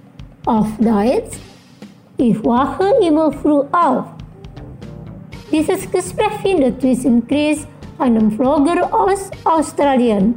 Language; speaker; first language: German; non-native, fluent; Indonesian